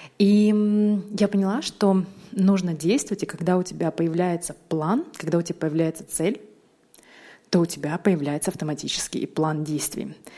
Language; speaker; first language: Russian; native; Russian